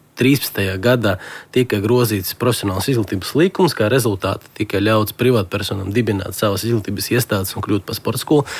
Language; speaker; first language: Latvian; non-native, local second language; Russian